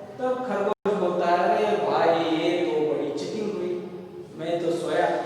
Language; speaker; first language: Hindi; non-native, local second language; Marathi